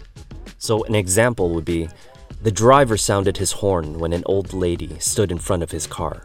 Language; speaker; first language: English; native; English